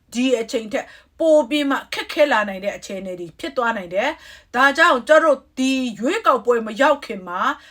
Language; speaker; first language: Burmese; non-native, local second language; Kachin